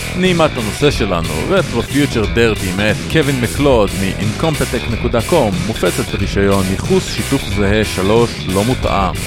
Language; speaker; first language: Hebrew; native; Hebrew